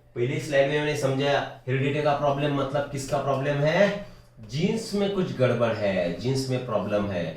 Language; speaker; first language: Hindi; non-native, local second language; Marathi